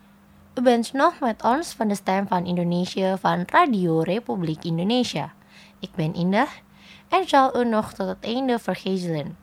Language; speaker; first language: Dutch; non-native, learner; Indonesian